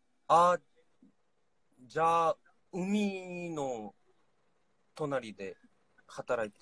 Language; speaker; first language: Japanese; non-native, learner; Korean